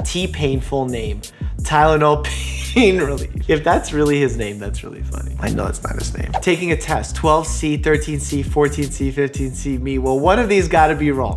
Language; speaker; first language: English; native; English